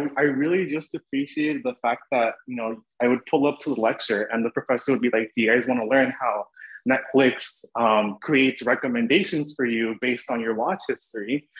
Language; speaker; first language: English; native; English